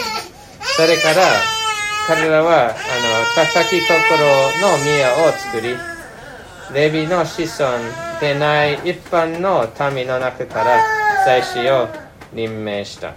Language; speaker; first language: Japanese; non-native, fluent; English